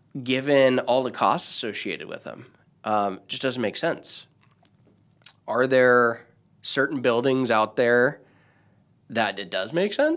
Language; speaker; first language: English; native; English